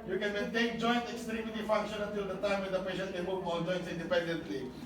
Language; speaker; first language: English; non-native, local second language; Filipino